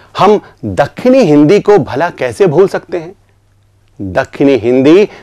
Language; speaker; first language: Hindi; native; Hindi